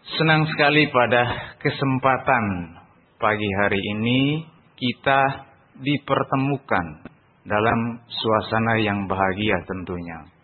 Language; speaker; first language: Indonesian; non-native, local second language; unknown